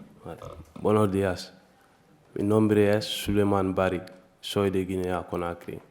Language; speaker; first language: Spanish; non-native, learner; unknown